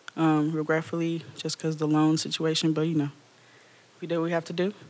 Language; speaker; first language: English; native; English